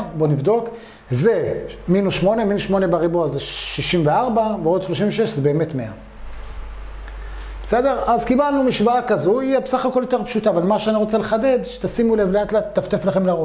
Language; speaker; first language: Hebrew; native; Hebrew